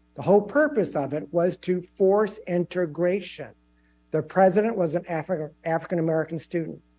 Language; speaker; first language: English; native; English